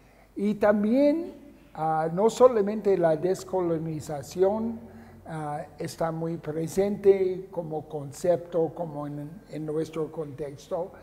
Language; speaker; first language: Spanish; non-native, fluent; English